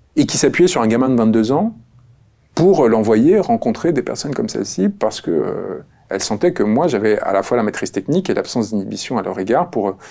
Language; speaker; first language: French; early bilingual, other home language; Spanish